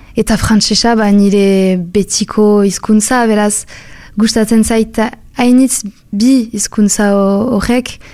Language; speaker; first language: Basque; non-native, local second language; French